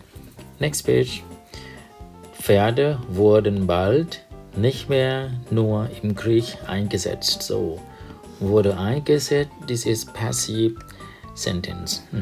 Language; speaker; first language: German; non-native, fluent; Thai